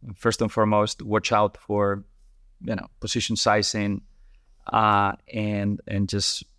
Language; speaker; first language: English; non-native, fluent; Spanish